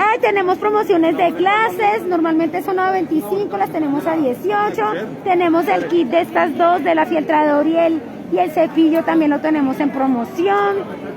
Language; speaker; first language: Spanish; native; Spanish